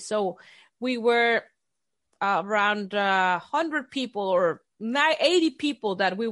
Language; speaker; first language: English; non-native, fluent; Spanish